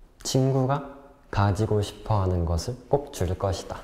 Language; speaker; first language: Korean; native; Korean